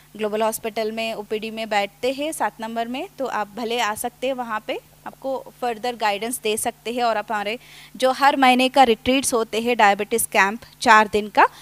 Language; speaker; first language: Hindi; non-native, local second language; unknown